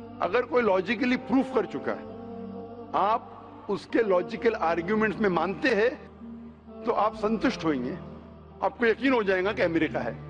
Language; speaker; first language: Hindi; non-native, local second language; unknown